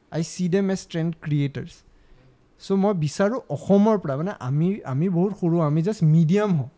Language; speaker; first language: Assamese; native; Assamese